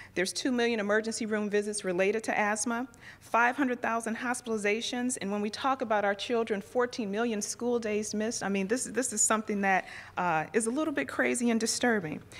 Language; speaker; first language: English; native; English